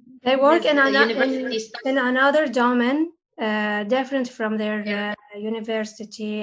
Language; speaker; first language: English; non-native, learner; Arabic